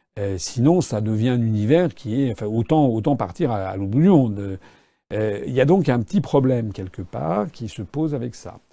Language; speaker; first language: French; native; French